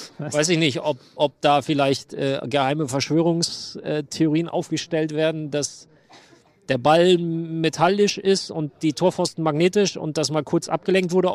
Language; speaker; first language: German; native; German